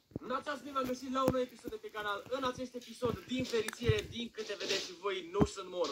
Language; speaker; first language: Romanian; native; Romanian